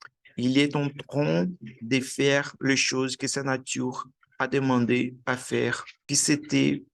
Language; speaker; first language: French; non-native, learner; Portuguese